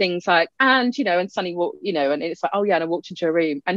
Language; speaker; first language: English; non-native, local second language; Punjabi